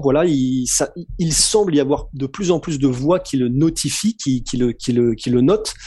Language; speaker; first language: French; native; French